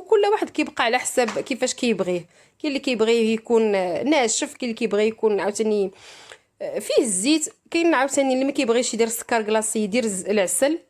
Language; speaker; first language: Arabic; native; Arabic